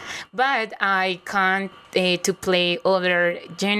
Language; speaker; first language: English; non-native, learner; Spanish